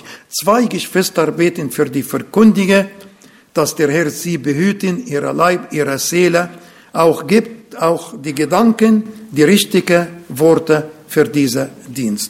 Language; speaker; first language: German; non-native, fluent; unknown